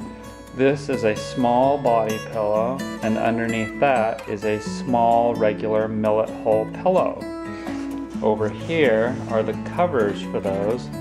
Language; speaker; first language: English; native; English